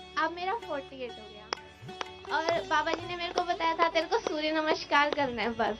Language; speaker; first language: Hindi; native; Hindi